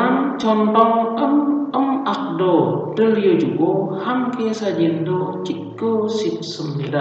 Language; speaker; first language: Korean; non-native, fluent; Indonesian